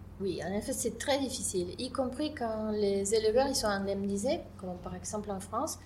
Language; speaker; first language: French; non-native, fluent; Spanish